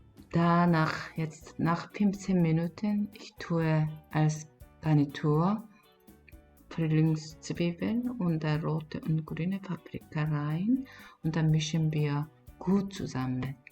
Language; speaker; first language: German; non-native, learner; Korean